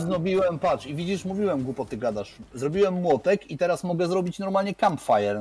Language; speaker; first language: Polish; native; Polish